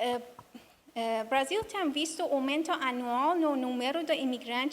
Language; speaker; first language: Portuguese; non-native, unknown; Persian